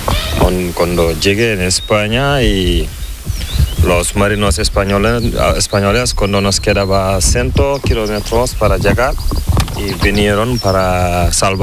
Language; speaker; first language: Spanish; non-native, learner; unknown